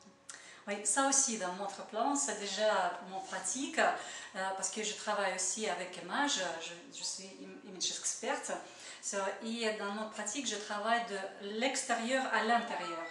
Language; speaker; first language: French; non-native, learner; Russian